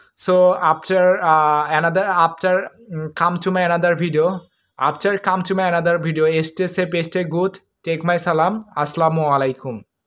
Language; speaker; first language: English; non-native, local second language; Bangla